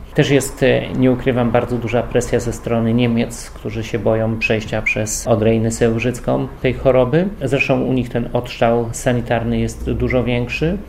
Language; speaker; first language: Polish; native; Polish